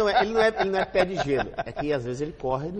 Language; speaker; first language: Portuguese; native; Portuguese